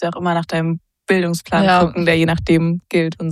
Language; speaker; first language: German; native; German